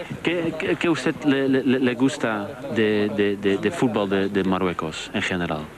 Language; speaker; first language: Spanish; non-native, learner; Dutch